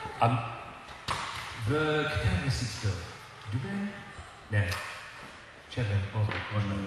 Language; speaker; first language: Czech; non-native, learner; English